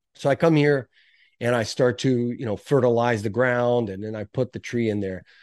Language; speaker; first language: English; early bilingual, other home language; Portuguese